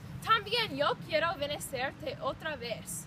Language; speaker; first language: Spanish; non-native, learner; English